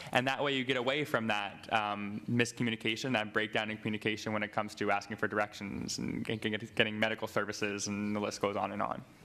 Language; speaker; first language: English; native; English